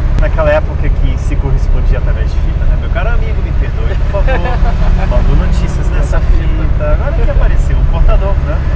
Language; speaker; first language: Portuguese; early bilingual, other home language; English